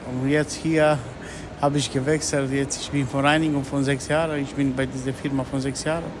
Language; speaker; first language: German; non-native, learner; Romanian